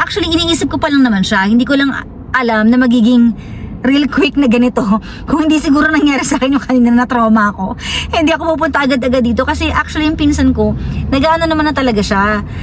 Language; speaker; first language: Filipino; native; Filipino